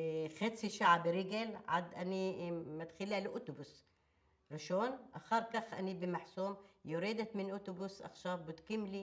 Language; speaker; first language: Hebrew; non-native, local second language; Arabic